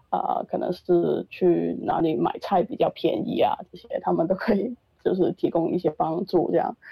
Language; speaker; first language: Chinese; non-native, local second language; Cantonese